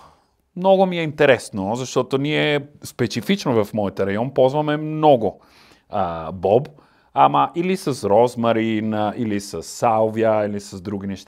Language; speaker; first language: Bulgarian; non-native, learner; Italian